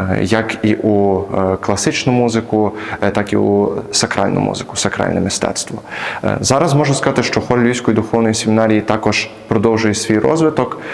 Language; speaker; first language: Ukrainian; native; Ukrainian